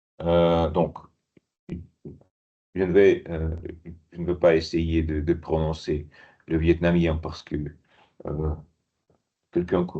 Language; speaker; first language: French; non-native, fluent; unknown